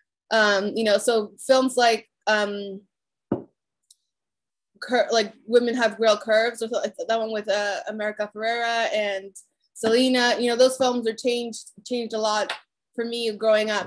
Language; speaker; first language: English; early bilingual, other home language; Spanish